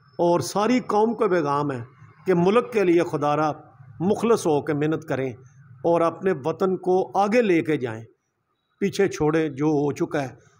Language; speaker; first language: Urdu; non-native, local second language; Punjabi